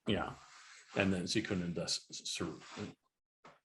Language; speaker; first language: German; non-native, learner; English